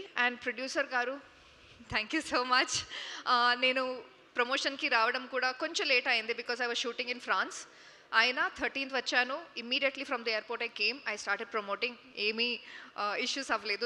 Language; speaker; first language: Telugu; non-native, fluent; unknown